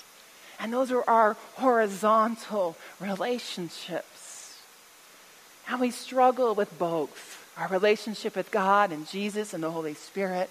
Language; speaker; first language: English; native; English